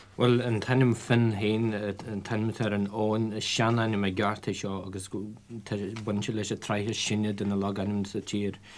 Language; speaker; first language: Irish; native; Irish